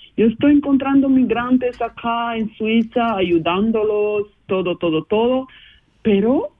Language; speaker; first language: Spanish; non-native, fluent; Portuguese